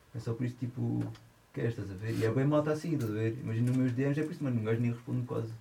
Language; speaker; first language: Portuguese; early bilingual, heritage; French